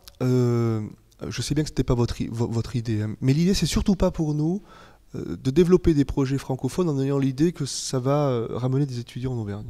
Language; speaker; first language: French; native; French